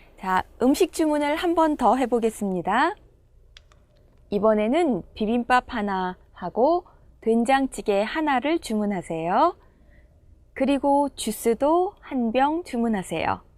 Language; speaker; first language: Korean; non-native, fluent; Indonesian